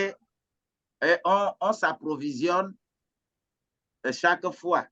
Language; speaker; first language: French; non-native, local second language; Ewe